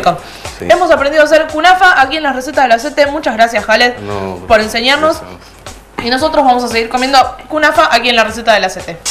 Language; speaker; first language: Spanish; native; Spanish